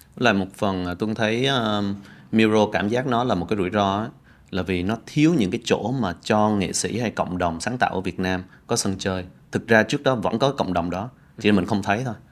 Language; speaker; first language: Vietnamese; early bilingual, heritage; Vietnamese